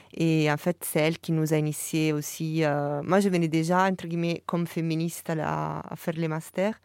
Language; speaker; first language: French; non-native, fluent; Italian